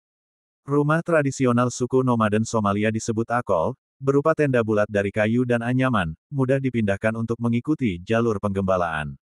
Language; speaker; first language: Indonesian; native; Indonesian